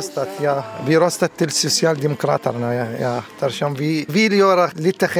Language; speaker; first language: Swedish; non-native, learner; Arabic